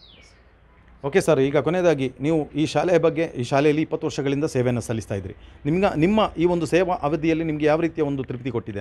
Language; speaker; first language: Kannada; native; Kannada